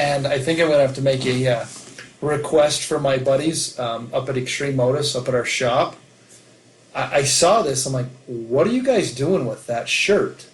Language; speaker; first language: English; native; English